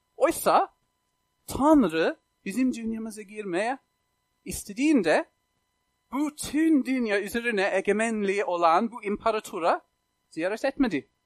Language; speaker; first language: Turkish; non-native, fluent; English